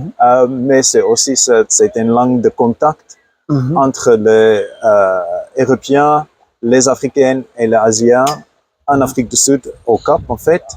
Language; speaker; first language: French; non-native, fluent; Afrikaans